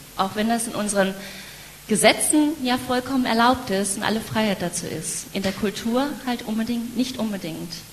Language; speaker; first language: German; native; German